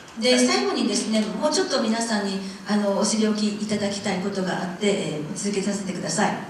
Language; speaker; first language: Japanese; non-native, fluent; English